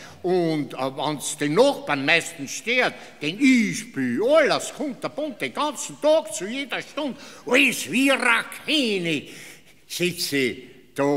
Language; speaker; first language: German; native; German